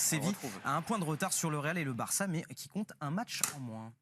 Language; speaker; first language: French; native; French